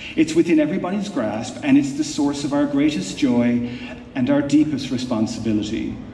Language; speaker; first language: English; native; English